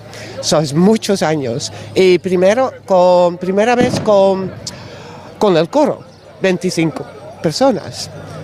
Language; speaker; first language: Spanish; non-native, learner; Dutch